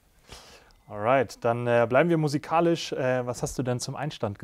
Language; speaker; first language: German; native; German